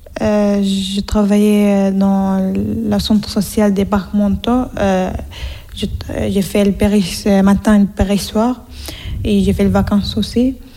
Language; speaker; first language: French; non-native, learner; Spanish